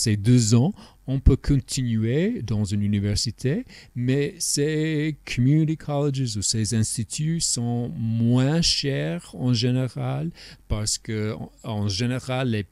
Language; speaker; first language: French; non-native, fluent; English